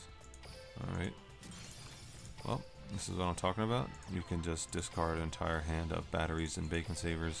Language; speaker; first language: English; native; English